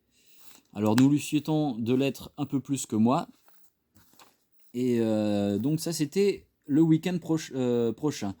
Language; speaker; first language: French; native; French